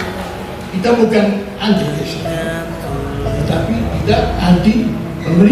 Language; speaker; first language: Indonesian; non-native, learner; Dutch